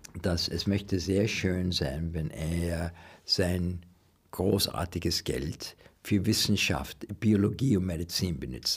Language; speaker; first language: German; non-native, learner; English